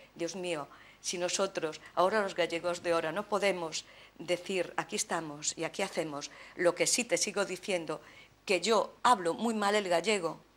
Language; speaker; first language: Spanish; native; Spanish